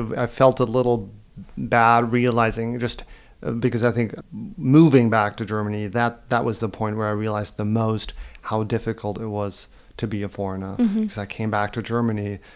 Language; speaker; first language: English; non-native, fluent; German